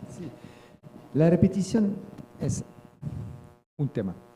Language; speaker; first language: Spanish; non-native, learner; French